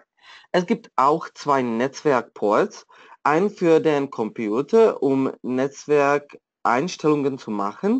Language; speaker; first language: German; non-native, fluent; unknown